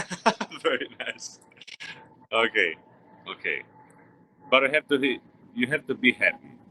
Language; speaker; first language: English; non-native, learner; Romanian